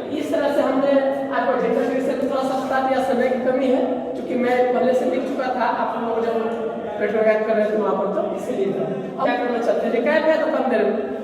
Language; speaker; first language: Hindi; native; Hindi